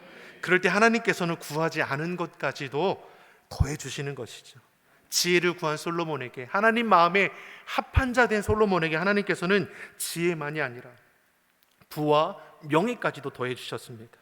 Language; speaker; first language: Korean; native; Korean